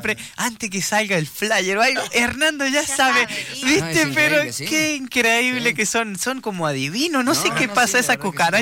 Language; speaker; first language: Spanish; native; Spanish